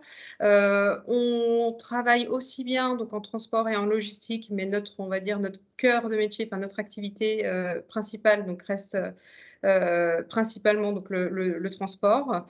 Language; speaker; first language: French; native; French